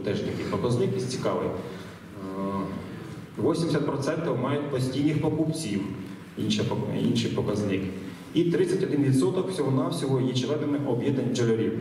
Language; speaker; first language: Russian; native; Russian